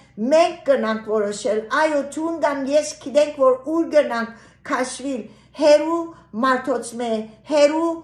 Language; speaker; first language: Armenian; early bilingual, heritage; Armenian